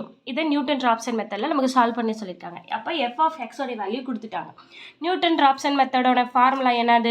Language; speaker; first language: Tamil; native; Tamil